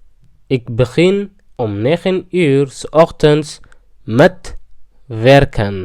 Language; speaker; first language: Dutch; non-native, fluent; Tigrinya